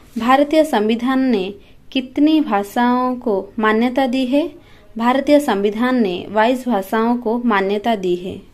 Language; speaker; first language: Hindi; native; Hindi